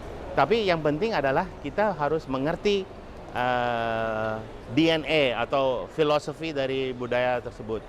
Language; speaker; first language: Indonesian; non-native, fluent; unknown